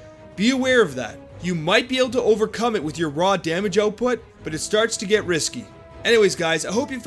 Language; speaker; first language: English; native; English